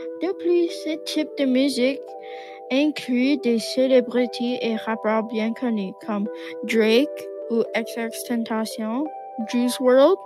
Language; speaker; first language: French; non-native, learner; English